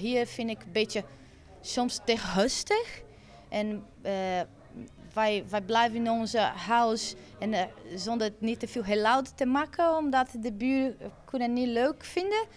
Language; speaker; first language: Dutch; non-native, learner; Portuguese